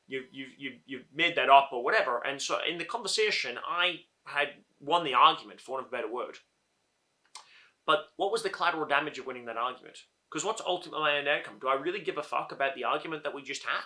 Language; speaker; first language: English; native; English